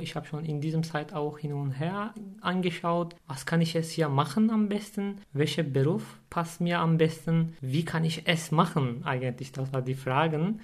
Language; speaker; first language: German; non-native, fluent; Turkish